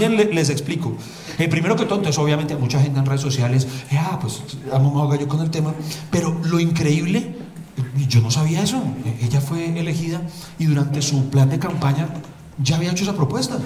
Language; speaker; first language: Spanish; native; Spanish